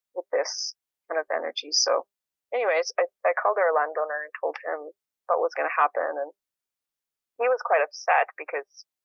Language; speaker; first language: English; native; English